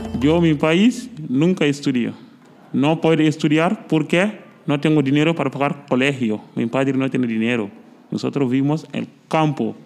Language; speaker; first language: Spanish; non-native, learner; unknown